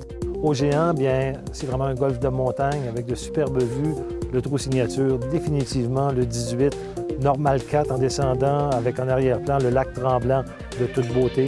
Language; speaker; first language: French; native; French